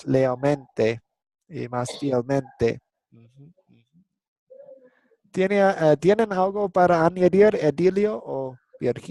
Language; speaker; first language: Spanish; non-native, fluent; English